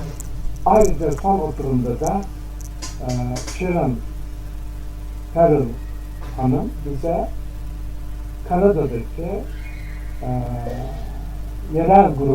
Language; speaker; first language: Turkish; native; Turkish